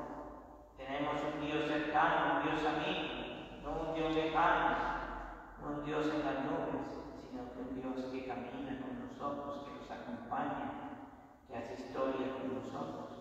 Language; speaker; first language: Spanish; native; Spanish